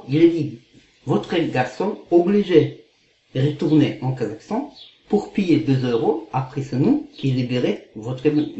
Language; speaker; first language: French; non-native, learner; Kazakh